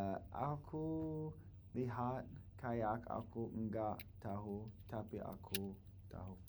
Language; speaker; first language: Indonesian; non-native, learner; English